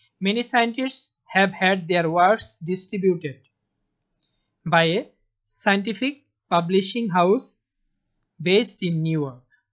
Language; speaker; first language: English; non-native, local second language; Bangla